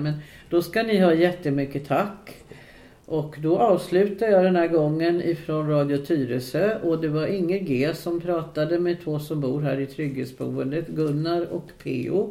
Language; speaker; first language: Swedish; native; Swedish